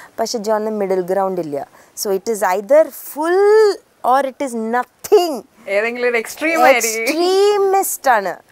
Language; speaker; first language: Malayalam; early bilingual, heritage; Malayalam